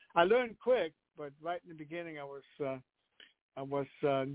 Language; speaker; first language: English; non-native, fluent; Danish